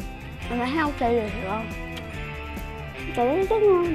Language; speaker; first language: Vietnamese; native; Vietnamese